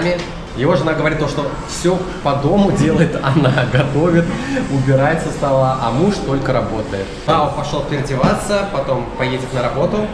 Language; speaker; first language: Russian; native; Russian